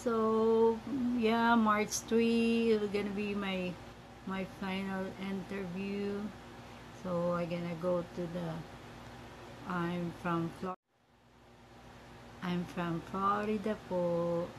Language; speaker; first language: English; non-native, learner; Filipino